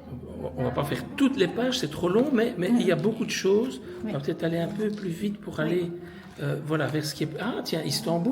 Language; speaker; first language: French; native; French